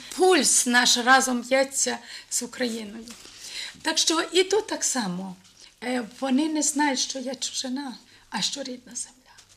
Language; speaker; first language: Ukrainian; early bilingual, heritage; Ukrainian